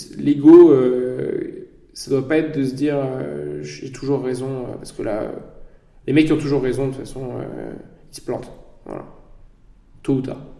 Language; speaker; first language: French; native; French